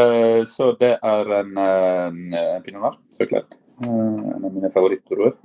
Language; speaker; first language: Norwegian; non-native, fluent; Italian